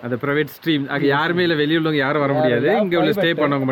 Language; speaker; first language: Tamil; native; Tamil